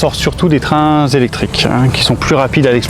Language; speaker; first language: French; native; French